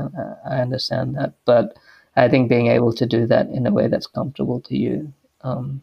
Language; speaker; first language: English; native; English